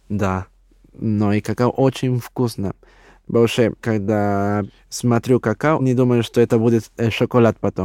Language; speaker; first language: Russian; non-native, learner; Spanish